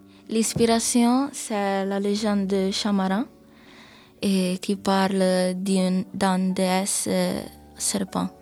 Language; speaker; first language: French; non-native, learner; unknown